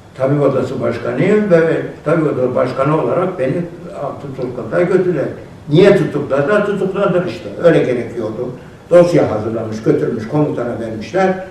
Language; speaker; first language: Turkish; non-native, local second language; Kurdish